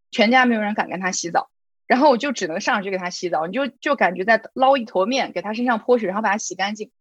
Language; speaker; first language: Chinese; native; Chinese